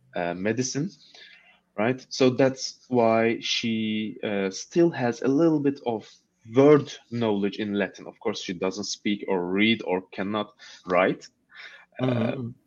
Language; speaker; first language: English; non-native, fluent; Turkish